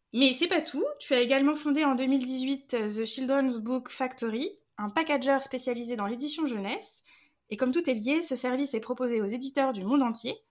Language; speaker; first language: French; native; French